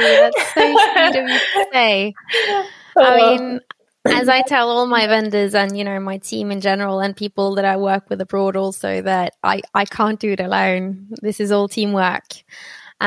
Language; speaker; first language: English; native; English